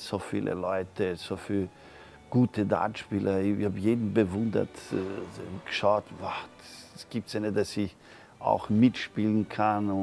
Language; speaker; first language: German; non-native, fluent; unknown